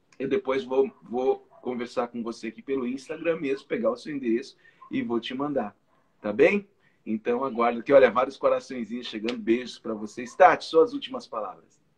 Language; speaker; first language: Portuguese; native; Portuguese